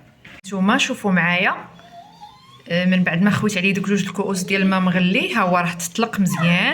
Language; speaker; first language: Arabic; native; Arabic